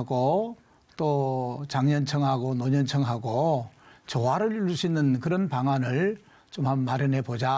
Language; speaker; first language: Korean; native; Korean